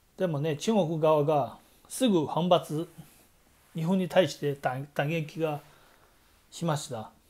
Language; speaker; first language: Japanese; non-native, fluent; Chinese